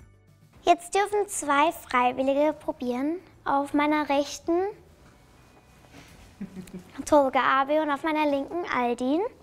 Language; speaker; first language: German; native; German